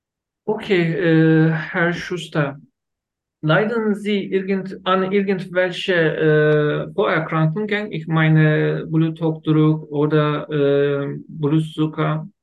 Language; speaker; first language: German; non-native, learner; Turkish